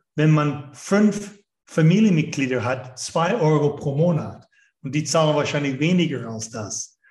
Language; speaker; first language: German; non-native, fluent; English